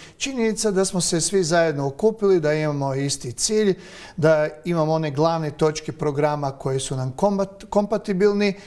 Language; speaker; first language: Croatian; native; Croatian